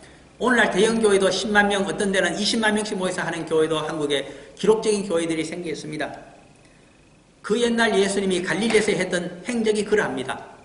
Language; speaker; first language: Korean; native; Korean